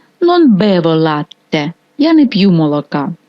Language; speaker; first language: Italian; non-native, fluent; Ukrainian